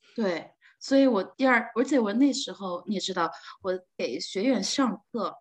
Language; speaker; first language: Chinese; non-native, fluent; Korean